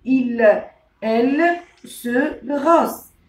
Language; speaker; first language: French; non-native, local second language; Arabic